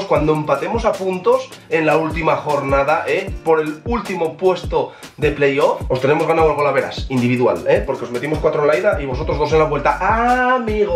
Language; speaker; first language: Spanish; native; Spanish